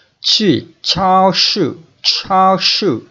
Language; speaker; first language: Chinese; non-native, learner; Vietnamese